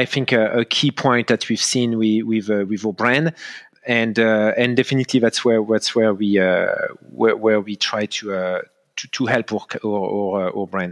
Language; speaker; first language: English; non-native, fluent; French